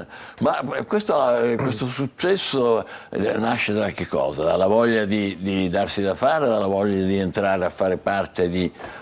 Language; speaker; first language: Italian; native; Italian